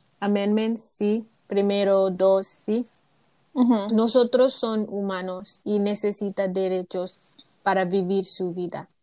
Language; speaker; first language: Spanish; non-native, learner; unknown